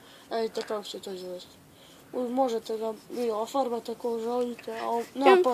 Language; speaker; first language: Bosnian; native; Bosnian